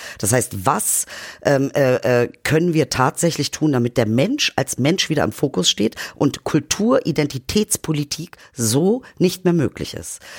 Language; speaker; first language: German; early bilingual, other home language; Turkish